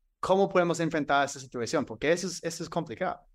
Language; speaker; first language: Spanish; non-native, fluent; English